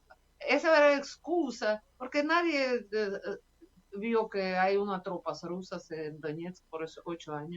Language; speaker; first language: Spanish; non-native, fluent; Russian